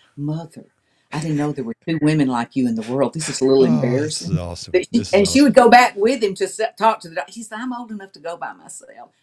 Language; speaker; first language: English; native; English